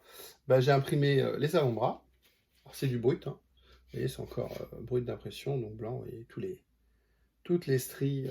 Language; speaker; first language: French; native; French